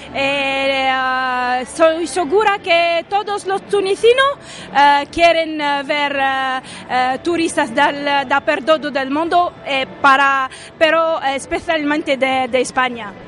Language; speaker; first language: Spanish; non-native, local second language; Arabic